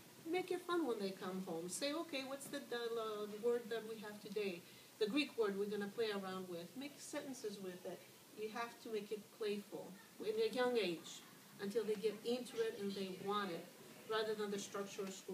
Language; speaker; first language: English; early bilingual, other home language; Greek